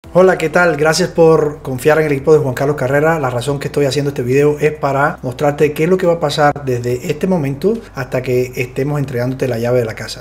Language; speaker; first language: Spanish; native; Spanish